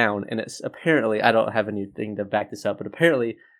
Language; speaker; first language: English; native; English